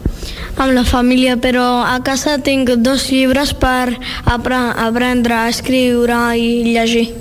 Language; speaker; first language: Catalan; non-native, learner; Georgian